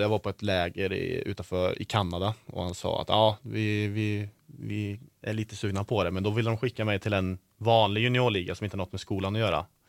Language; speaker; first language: Swedish; native; Swedish